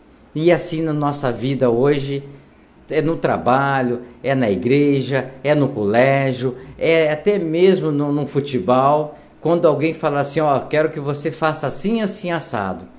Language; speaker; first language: Portuguese; native; Portuguese